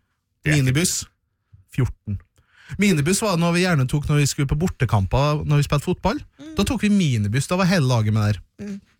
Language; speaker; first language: Norwegian; native; Norwegian